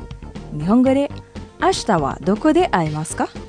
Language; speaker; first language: Japanese; non-native, fluent; Indonesian